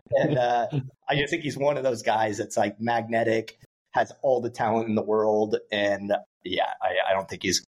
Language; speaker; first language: English; native; English